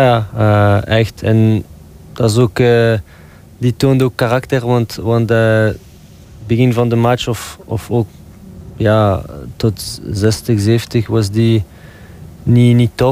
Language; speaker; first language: Dutch; non-native, local second language; French